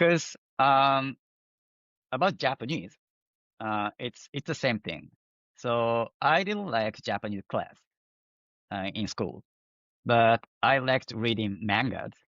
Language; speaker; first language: English; non-native, fluent; Japanese